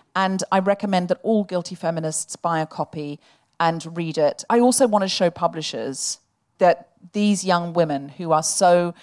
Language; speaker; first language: English; native; English